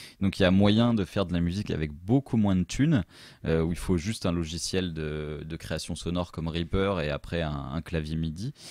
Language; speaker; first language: French; native; French